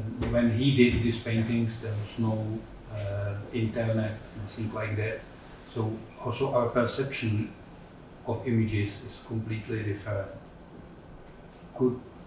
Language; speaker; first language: English; non-native, fluent; Czech